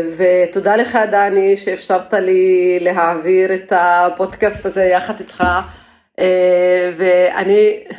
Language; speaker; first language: Hebrew; non-native, local second language; Arabic